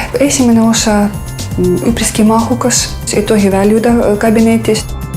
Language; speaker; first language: Estonian; non-native, fluent; Russian